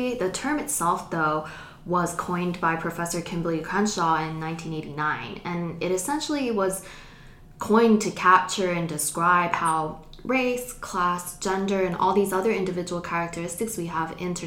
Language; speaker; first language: English; non-native, local second language; Cantonese